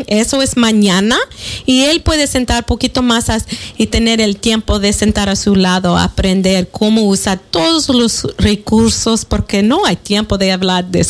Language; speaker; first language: Spanish; non-native, fluent; English